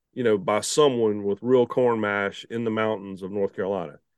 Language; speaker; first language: English; native; English